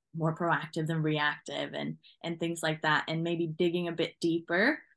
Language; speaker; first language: English; non-native, fluent; Norwegian